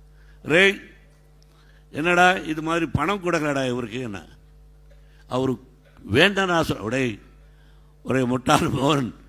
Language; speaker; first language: Tamil; non-native, learner; Telugu